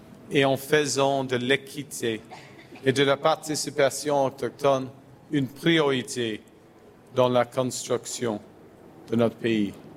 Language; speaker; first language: French; non-native, fluent; English